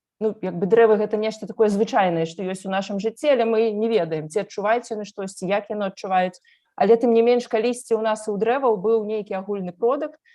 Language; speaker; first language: Belarusian; native; Belarusian